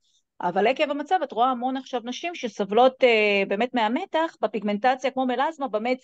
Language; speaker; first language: Hebrew; native; Hebrew